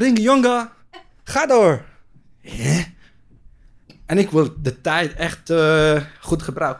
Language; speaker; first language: Dutch; non-native, learner; Arabic